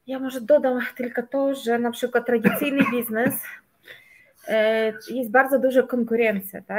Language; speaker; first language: Polish; non-native, fluent; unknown